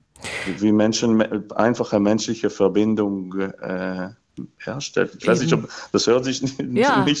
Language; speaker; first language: German; non-native, fluent; Hebrew